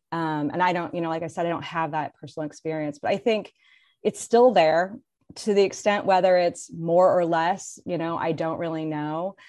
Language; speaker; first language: English; native; English